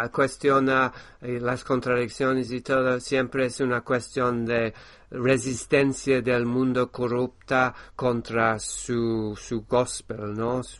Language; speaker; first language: Spanish; non-native, fluent; English